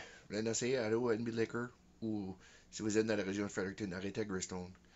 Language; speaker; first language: French; early bilingual, heritage; French